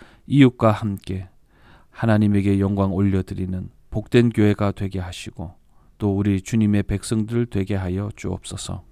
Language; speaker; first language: Korean; native; Korean